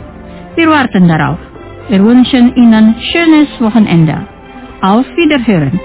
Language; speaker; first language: German; non-native, fluent; Indonesian